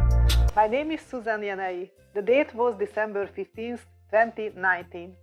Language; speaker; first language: English; non-native, learner; Hungarian